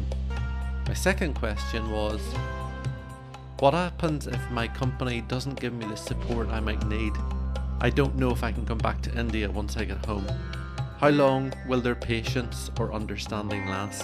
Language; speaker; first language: English; native; English